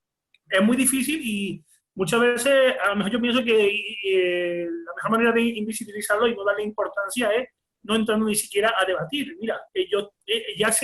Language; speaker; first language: Spanish; native; Spanish